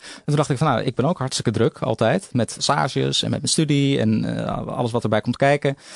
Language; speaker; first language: Dutch; native; Dutch